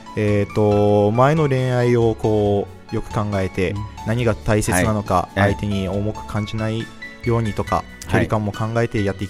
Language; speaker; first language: Japanese; early bilingual, other home language; Portuguese